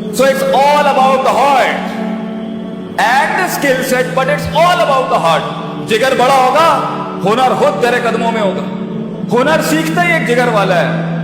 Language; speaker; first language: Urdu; non-native, local second language; Punjabi